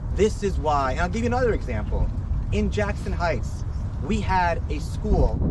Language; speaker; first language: English; native; English